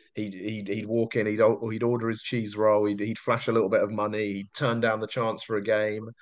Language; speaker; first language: English; native; English